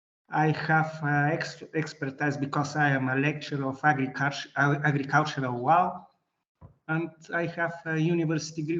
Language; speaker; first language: English; non-native, learner; Bulgarian